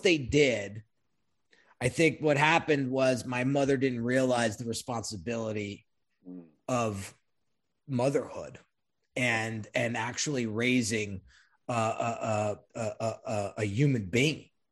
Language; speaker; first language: English; native; English